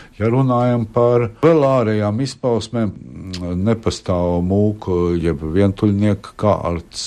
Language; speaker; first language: Latvian; native; Latvian